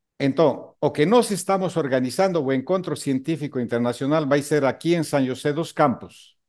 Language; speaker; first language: Portuguese; non-native, fluent; Spanish